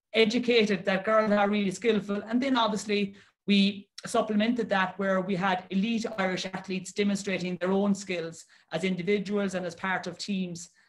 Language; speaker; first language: English; native; English